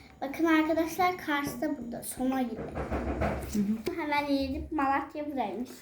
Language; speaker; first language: Turkish; native; Turkish